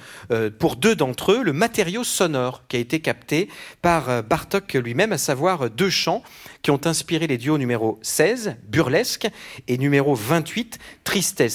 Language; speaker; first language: French; native; French